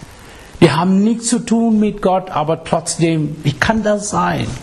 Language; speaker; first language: German; non-native, fluent; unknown